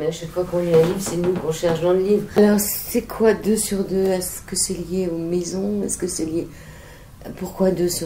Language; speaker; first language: French; native; French